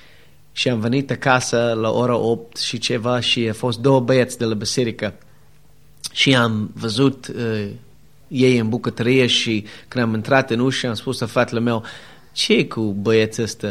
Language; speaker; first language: Romanian; non-native, learner; English